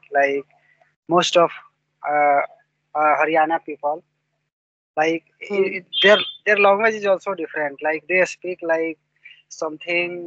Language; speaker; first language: English; non-native, local second language; Hindi